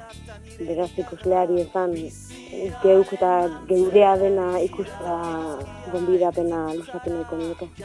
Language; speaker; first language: Basque; native; Basque